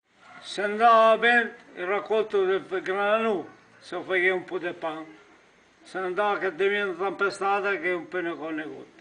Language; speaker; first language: Italian; non-native, local second language; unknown